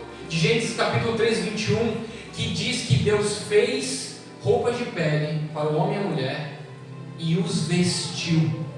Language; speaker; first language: Portuguese; native; Portuguese